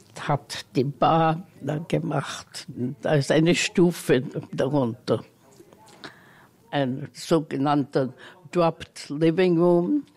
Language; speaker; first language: German; native; German